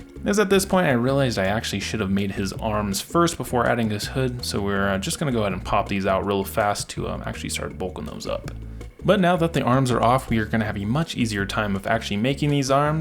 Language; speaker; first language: English; native; English